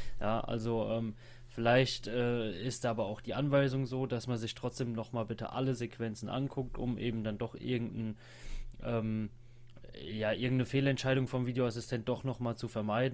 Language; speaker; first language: German; native; German